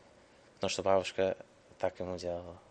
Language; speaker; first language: Russian; early bilingual, heritage; English